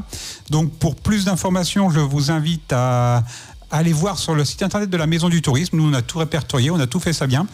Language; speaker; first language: French; native; French